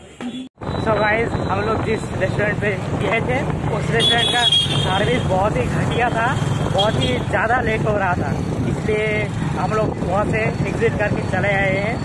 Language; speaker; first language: Hindi; non-native, local second language; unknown